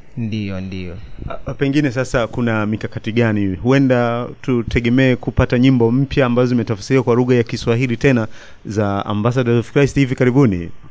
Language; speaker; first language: Swahili; native; Swahili